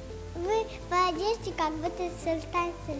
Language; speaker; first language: Russian; non-native, learner; Tajik